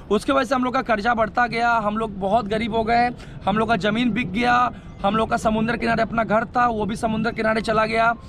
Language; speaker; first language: Hindi; non-native, local second language; Bangla